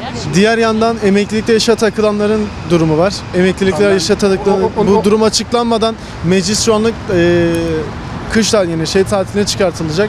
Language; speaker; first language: Turkish; native; Turkish